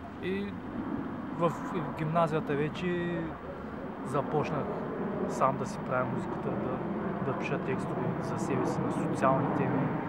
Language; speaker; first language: Bulgarian; native; Bulgarian